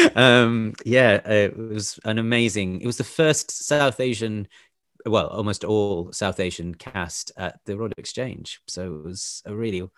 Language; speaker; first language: English; native; English